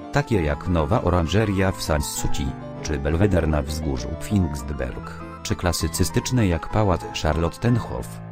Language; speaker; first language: Polish; native; Polish